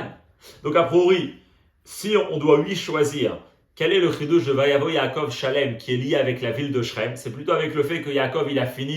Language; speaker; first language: French; native; French